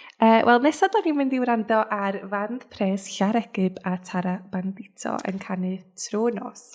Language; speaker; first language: Welsh; native; Welsh